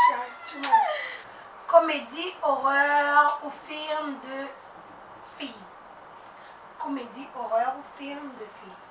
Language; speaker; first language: French; non-native, local second language; Haitian Creole